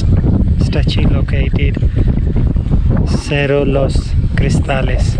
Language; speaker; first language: Spanish; non-native, learner; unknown